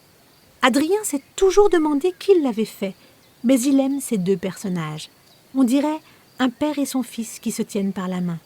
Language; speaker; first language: French; native; French